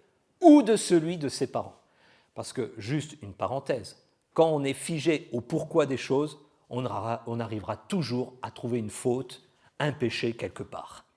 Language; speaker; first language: French; native; French